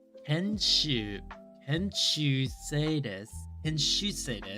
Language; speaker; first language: Japanese; non-native, learner; English